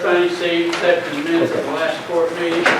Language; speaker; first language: English; native; English